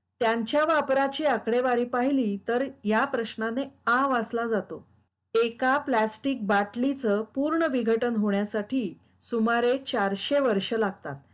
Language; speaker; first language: Marathi; native; Marathi